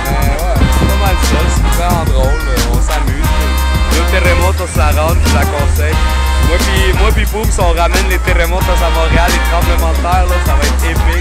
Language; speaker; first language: French; native; French